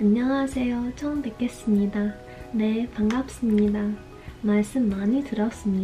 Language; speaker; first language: Korean; non-native, learner; English